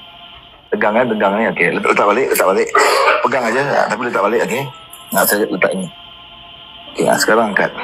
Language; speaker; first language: Malay; native; Malay